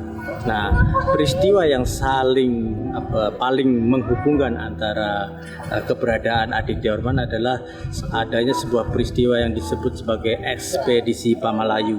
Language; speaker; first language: Indonesian; native; Indonesian